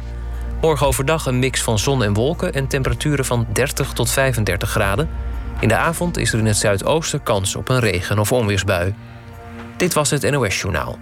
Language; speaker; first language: Dutch; native; Dutch